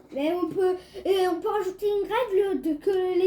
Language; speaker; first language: French; native; French